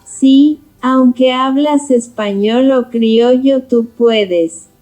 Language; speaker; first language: Spanish; non-native, learner; Haitian Creole